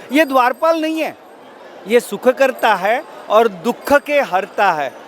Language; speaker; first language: Hindi; non-native, local second language; Marathi